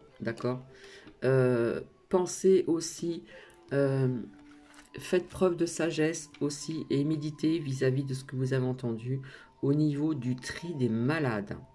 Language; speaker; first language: French; native; French